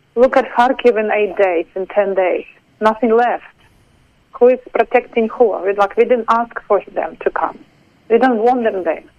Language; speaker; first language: English; non-native, fluent; Ukrainian